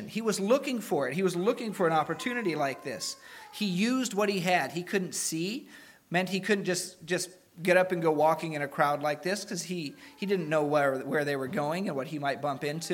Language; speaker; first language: English; native; English